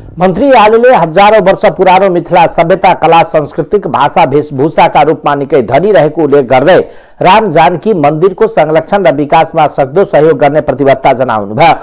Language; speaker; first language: Nepali; non-native, local second language; Maithili